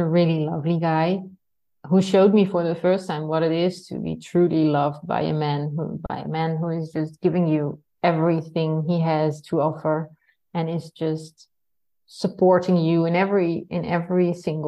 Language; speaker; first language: English; non-native, fluent; Dutch